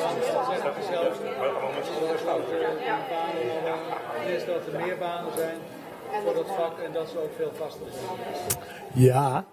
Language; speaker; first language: Dutch; native; Dutch